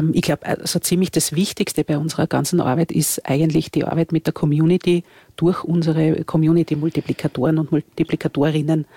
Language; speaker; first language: German; native; German